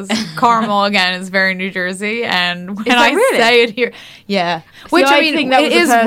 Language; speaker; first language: English; native; English